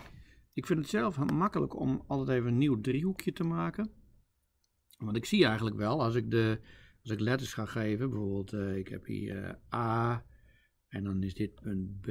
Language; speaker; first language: Dutch; native; Dutch